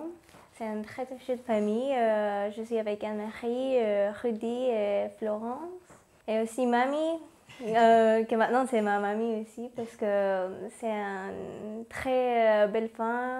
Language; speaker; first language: French; non-native, learner; Spanish